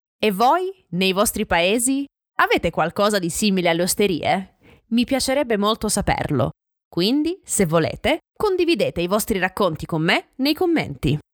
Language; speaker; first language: Italian; native; Italian